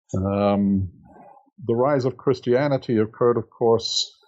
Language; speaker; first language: English; native; English